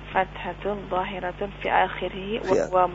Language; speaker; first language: Arabic; non-native, learner; Indonesian